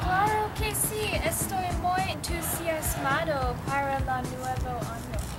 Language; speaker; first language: Spanish; non-native, learner; English